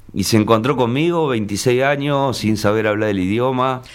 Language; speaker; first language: Spanish; native; Spanish